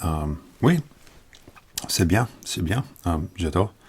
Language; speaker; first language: French; non-native, learner; English